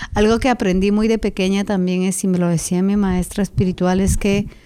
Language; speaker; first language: Spanish; native; Spanish